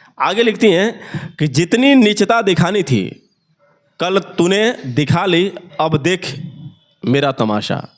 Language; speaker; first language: Hindi; native; Hindi